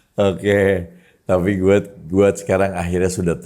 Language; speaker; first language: Indonesian; native; Indonesian